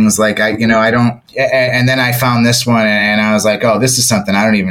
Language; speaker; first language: English; native; English